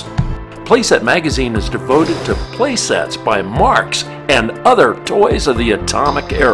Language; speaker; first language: English; native; English